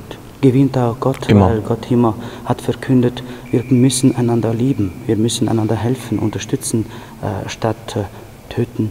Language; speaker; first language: German; non-native, fluent; Ukrainian